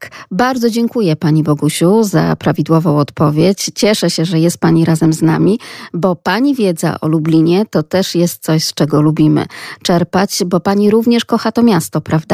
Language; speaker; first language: Polish; native; Polish